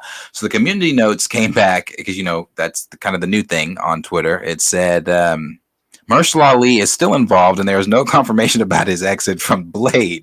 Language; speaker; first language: English; native; English